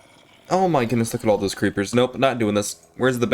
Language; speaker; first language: English; native; English